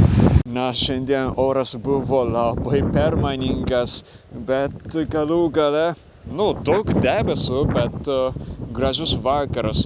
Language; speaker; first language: Lithuanian; non-native, fluent; Japanese